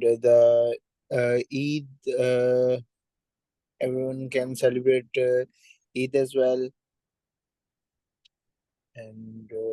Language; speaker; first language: English; non-native, learner; Urdu